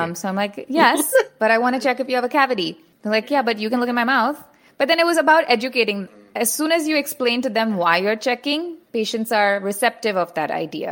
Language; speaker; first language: English; non-native, local second language; Hindi